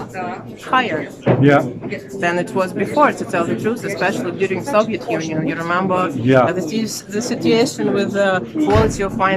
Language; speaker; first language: English; non-native, fluent; Russian